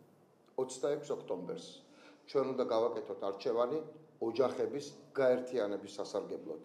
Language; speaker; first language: Georgian; native; Georgian